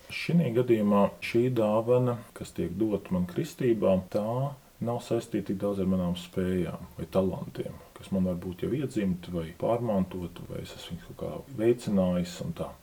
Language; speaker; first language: Latvian; native; Latvian